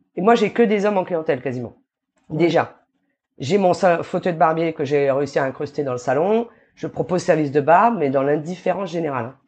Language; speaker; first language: French; native; French